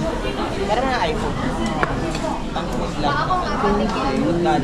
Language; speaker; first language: Filipino; native; Filipino